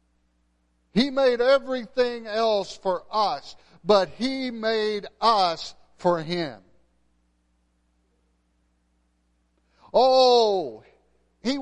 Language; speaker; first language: English; native; English